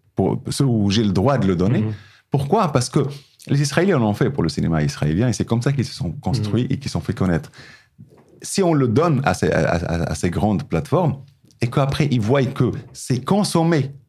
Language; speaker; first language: French; non-native, local second language; Arabic